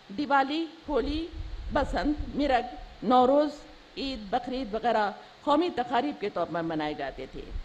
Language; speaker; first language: Urdu; native; Urdu